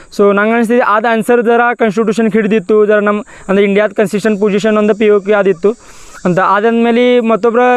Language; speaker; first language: Kannada; non-native, local second language; Marathi